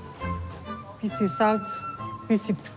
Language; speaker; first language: German; non-native, learner; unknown